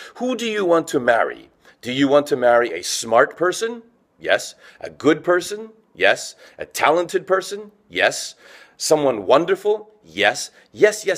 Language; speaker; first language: English; native; English